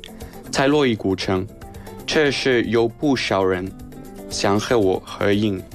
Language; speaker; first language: Chinese; non-native, fluent; Spanish